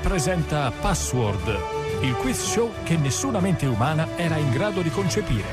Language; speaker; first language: Italian; native; Italian